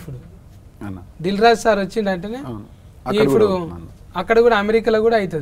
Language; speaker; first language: Telugu; native; Telugu